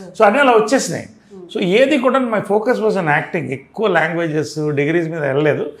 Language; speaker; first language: Telugu; native; Telugu